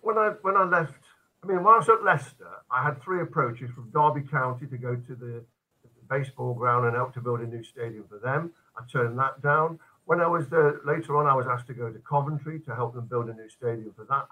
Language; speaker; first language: English; native; English